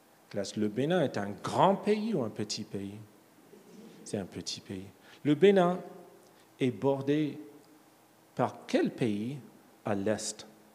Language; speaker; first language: French; non-native, fluent; English